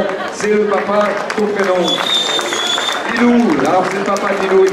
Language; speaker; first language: French; native; French